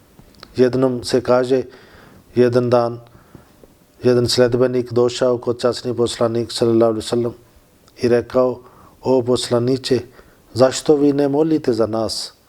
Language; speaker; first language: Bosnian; non-native, learner; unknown